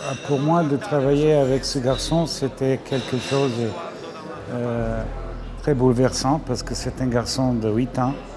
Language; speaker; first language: French; non-native, fluent; Serbian